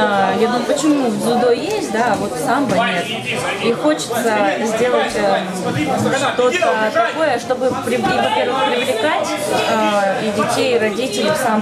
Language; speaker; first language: Russian; native; Russian